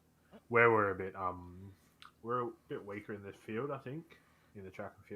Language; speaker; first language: English; native; English